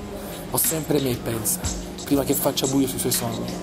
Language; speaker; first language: Italian; native; Italian